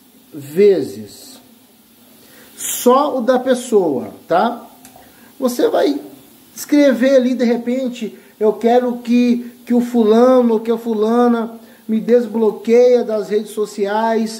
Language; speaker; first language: Portuguese; native; Portuguese